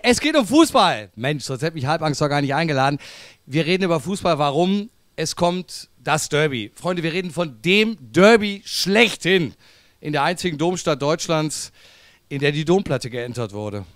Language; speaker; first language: German; native; German